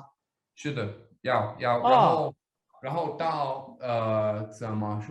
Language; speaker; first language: Chinese; non-native, fluent; Danish